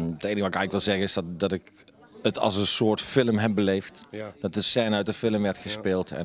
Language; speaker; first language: Dutch; native; Dutch